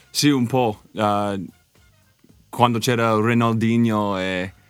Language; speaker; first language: Italian; non-native, learner; English